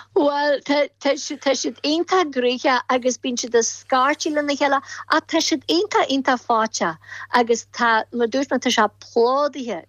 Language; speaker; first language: Irish; native; Irish